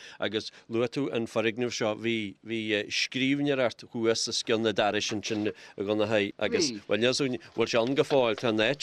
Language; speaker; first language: Irish; native; Irish